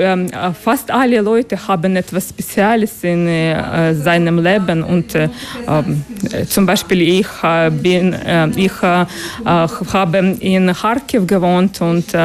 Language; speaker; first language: German; non-native, learner; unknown